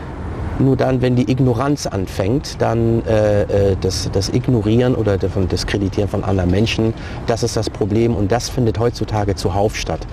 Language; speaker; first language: German; early bilingual, other home language; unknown